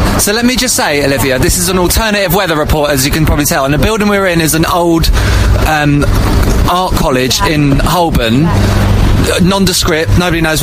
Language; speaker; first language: English; native; English